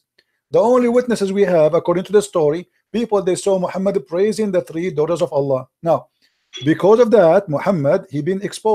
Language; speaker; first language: English; non-native, fluent; Arabic